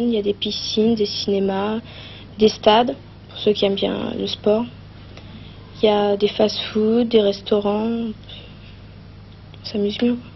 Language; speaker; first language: French; early bilingual, other home language; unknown